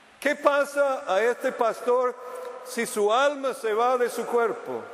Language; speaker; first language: Spanish; non-native, fluent; English